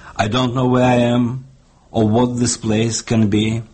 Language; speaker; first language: English; non-native, fluent; Russian